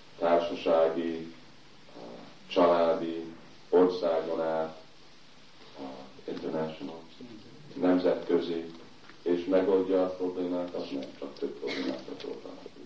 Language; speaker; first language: Hungarian; early bilingual, heritage; Hungarian